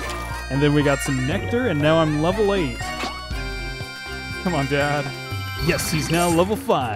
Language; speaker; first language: English; native; English